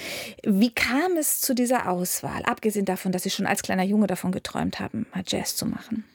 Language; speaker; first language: German; native; German